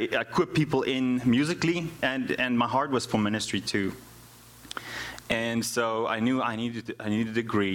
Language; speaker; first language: English; non-native, local second language; Afrikaans